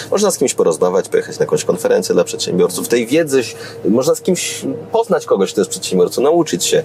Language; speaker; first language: Polish; native; Polish